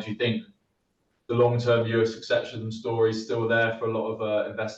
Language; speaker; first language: English; native; English